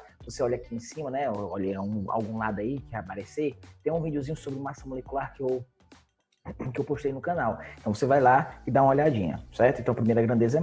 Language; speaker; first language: Portuguese; native; Portuguese